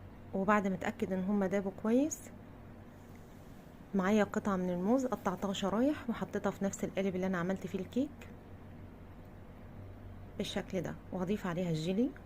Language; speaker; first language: Arabic; native; Arabic